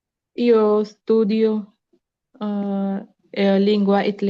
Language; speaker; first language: Italian; non-native, learner; Punjabi